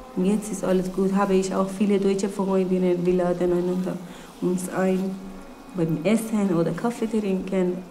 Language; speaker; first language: German; non-native, learner; Persian